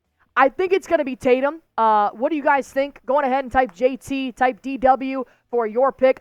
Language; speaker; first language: English; native; English